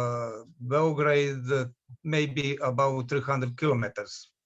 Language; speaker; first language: English; non-native, learner; Serbian